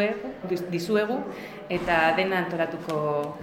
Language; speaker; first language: Basque; non-native, learner; Spanish